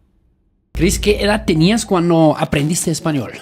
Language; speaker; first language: Spanish; native; Spanish